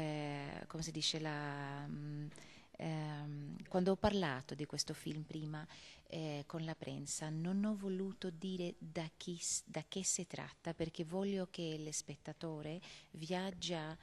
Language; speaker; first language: Italian; non-native, fluent; Swedish